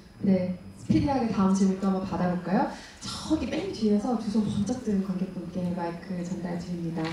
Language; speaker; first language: Korean; native; Korean